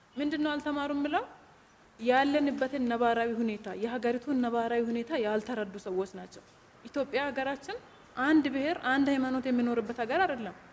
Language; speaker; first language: Amharic; non-native, local second language; Hadiyya